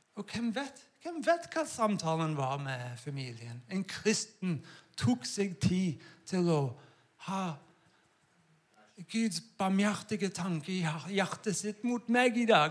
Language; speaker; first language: Norwegian; non-native, fluent; English